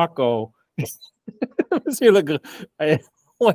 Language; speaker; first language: English; native; English